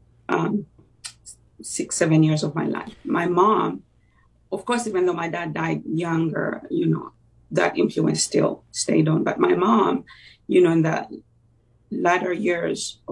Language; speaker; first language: English; non-native, local second language; Ganda